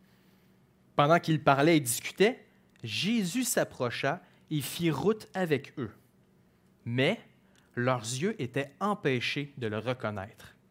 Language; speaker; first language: French; native; French